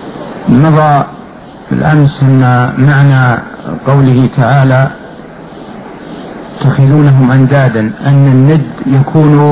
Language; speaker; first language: Arabic; native; Arabic